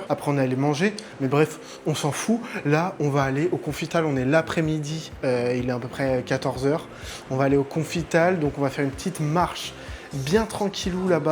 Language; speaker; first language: French; native; French